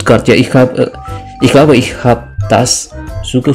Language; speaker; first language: German; non-native, learner; Indonesian